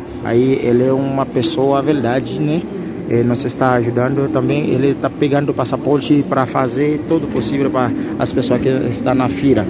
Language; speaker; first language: Portuguese; non-native, learner; Haitian Creole